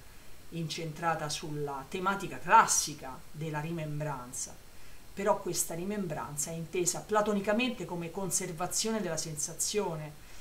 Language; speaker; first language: Italian; native; Italian